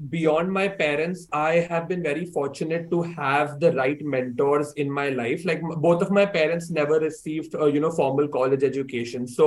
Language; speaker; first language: English; non-native, local second language; Hindi